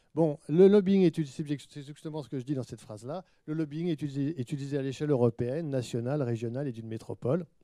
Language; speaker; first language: French; native; French